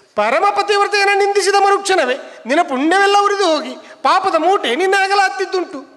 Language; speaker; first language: Kannada; native; Kannada